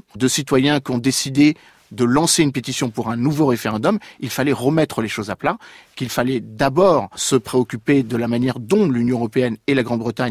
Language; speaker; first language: French; native; French